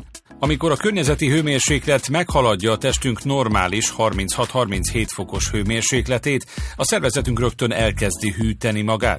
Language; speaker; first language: Hungarian; native; Hungarian